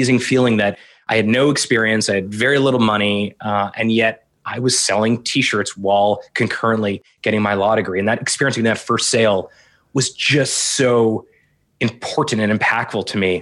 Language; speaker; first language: English; native; English